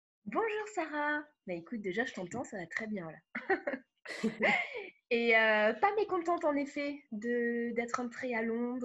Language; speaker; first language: French; native; French